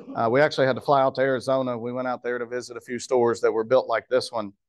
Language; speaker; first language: English; native; English